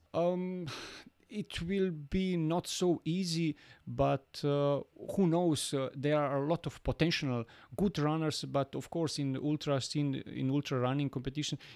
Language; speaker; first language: English; non-native, learner; Bosnian